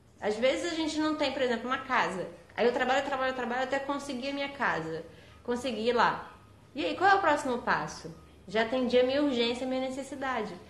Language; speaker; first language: Portuguese; native; Portuguese